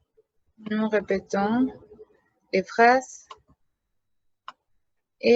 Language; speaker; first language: French; non-native, fluent; Spanish